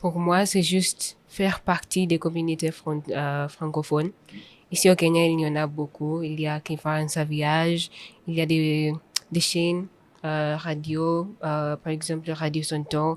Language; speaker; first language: French; non-native, fluent; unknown